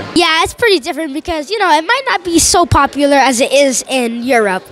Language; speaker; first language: English; native; English